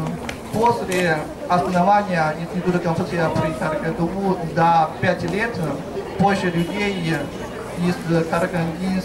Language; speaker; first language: Russian; non-native, fluent; Chinese